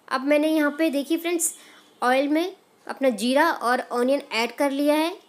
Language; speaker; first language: Hindi; native; Hindi